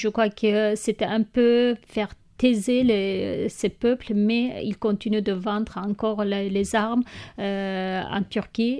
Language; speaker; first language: French; non-native, learner; Kurdish